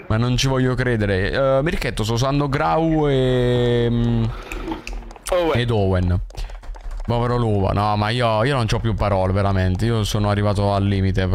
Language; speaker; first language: Italian; native; Italian